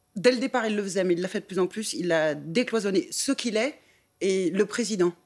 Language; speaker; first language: French; native; French